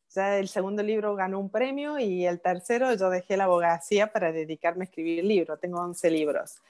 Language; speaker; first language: Spanish; native; Spanish